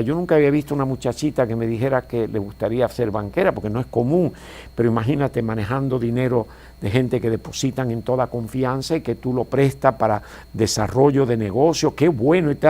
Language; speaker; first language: Spanish; native; Spanish